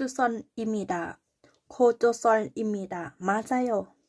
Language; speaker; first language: Korean; non-native, learner; Thai